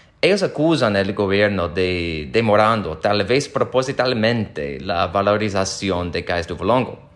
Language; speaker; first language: Spanish; non-native, fluent; English